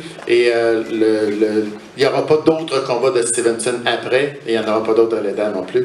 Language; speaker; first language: French; native; French